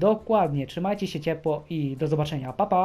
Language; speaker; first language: Polish; native; Polish